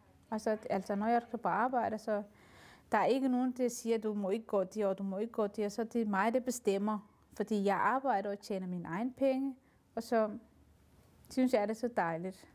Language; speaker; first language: Danish; non-native, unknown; Somali